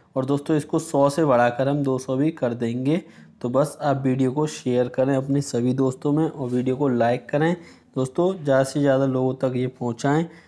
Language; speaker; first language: Hindi; native; Hindi